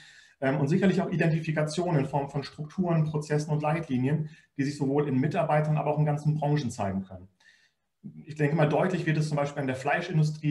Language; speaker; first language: German; native; German